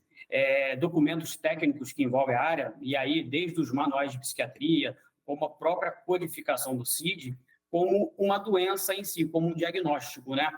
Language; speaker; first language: Portuguese; native; Portuguese